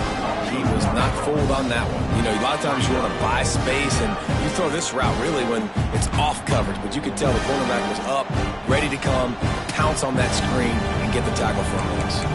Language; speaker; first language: English; native; English